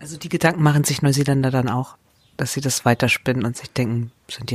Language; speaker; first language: German; native; German